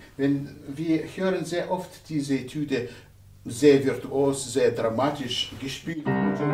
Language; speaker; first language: German; non-native, fluent; Russian